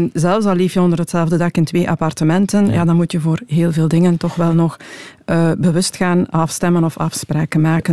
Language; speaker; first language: Dutch; native; Dutch